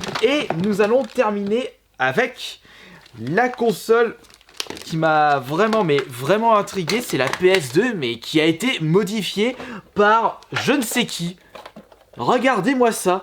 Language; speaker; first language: French; native; French